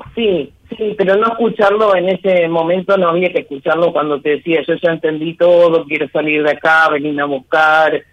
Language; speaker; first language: Spanish; native; Spanish